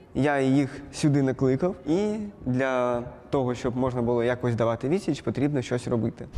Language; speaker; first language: Ukrainian; native; Ukrainian